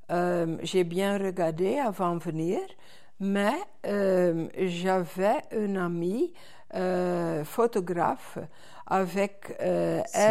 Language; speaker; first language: French; non-native, fluent; Dutch